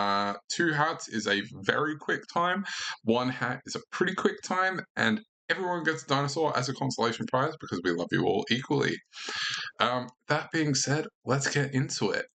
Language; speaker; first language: English; native; English